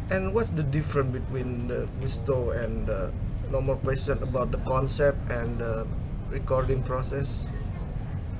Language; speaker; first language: English; non-native, learner; Indonesian